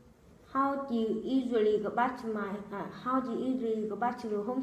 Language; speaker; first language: English; non-native, learner; Vietnamese